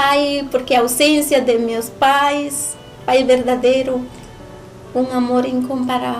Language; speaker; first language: Portuguese; non-native, learner; Spanish